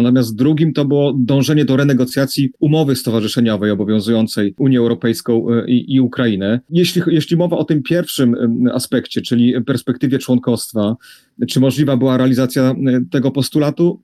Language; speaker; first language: Polish; native; Polish